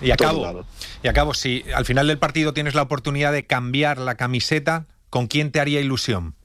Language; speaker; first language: Spanish; native; Spanish